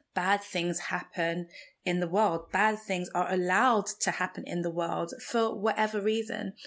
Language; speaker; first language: English; non-native, local second language; Igbo